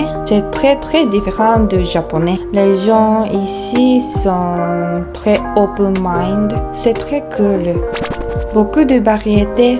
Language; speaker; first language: French; non-native, learner; Japanese